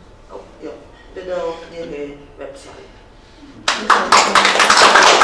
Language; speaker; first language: English; non-native, fluent; Czech